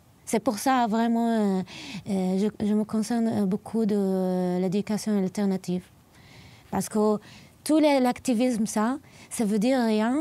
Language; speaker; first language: French; non-native, learner; Arabic